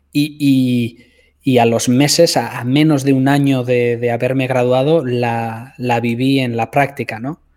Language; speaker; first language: Spanish; native; Spanish